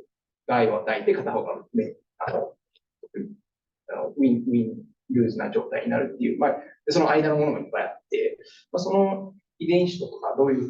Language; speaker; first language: Japanese; native; Japanese